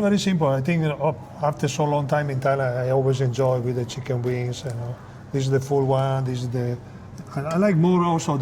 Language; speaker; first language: English; non-native, fluent; Italian